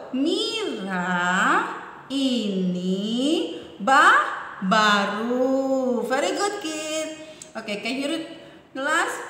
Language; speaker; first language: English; non-native, learner; Indonesian